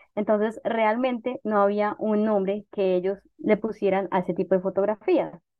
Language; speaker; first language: Spanish; native; Spanish